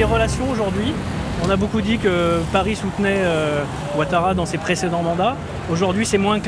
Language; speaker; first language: French; native; French